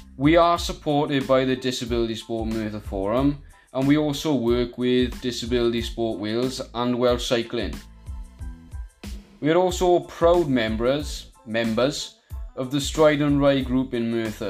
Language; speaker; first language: English; native; English